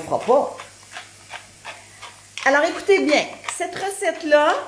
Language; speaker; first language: French; native; French